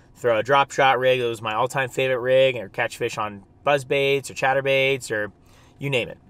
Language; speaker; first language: English; native; English